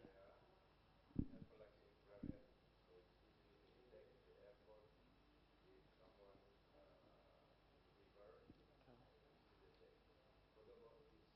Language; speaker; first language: English; non-native, fluent; Indonesian